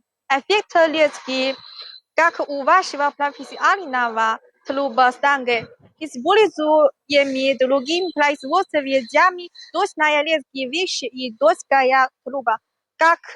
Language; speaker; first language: Russian; non-native, learner; Chinese